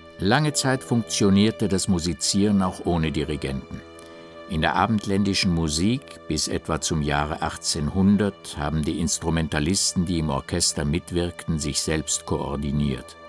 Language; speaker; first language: German; native; German